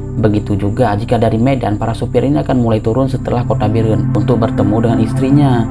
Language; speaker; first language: Indonesian; non-native, local second language; Achinese